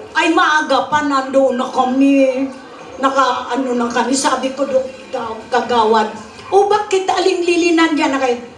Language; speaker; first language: Filipino; non-native, local second language; Bikol